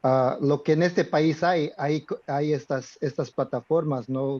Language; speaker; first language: Spanish; non-native, fluent; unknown